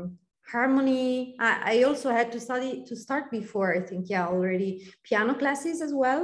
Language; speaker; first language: English; non-native, fluent; Italian